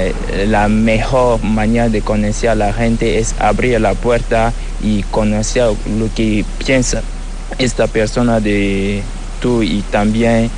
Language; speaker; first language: Spanish; non-native, learner; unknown